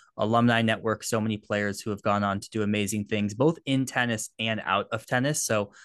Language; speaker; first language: English; native; English